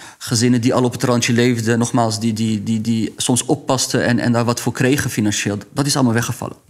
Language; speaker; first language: Dutch; early bilingual, other home language; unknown